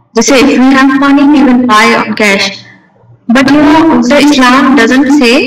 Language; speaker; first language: English; non-native, local second language; Urdu